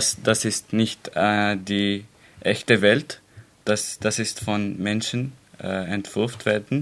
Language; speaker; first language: German; non-native, learner; Arabic